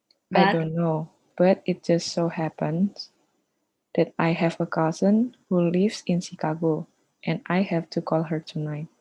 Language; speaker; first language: English; non-native, learner; Indonesian